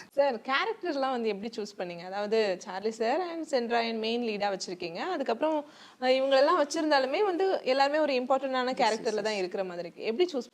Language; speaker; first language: Tamil; native; Tamil